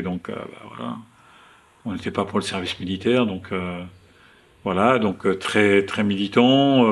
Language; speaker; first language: French; native; French